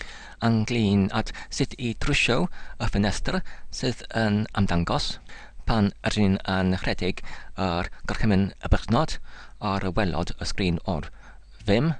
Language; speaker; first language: Welsh; non-native, learner; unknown